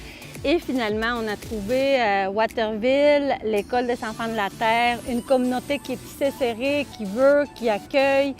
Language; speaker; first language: French; non-native, fluent; Spanish